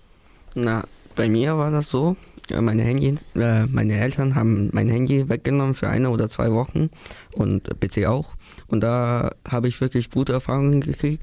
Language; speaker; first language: German; early bilingual, other home language; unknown